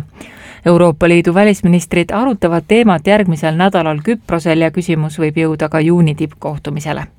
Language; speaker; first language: Estonian; native; Estonian